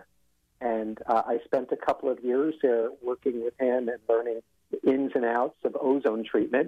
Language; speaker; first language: English; native; English